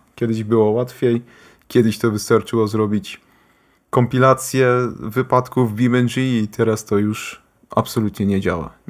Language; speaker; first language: Polish; early bilingual, heritage; German